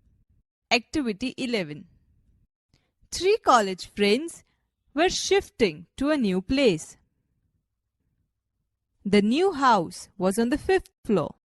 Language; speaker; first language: English; non-native, local second language; Gujarati